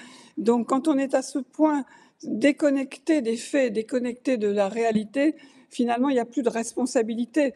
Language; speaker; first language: French; native; French